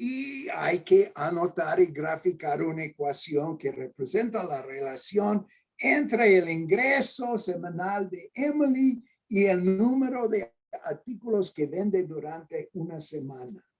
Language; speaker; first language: Spanish; non-native, fluent; English